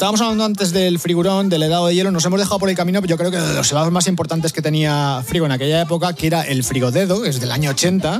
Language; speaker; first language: Spanish; native; Spanish